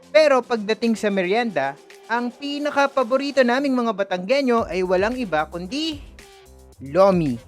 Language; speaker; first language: Filipino; native; Filipino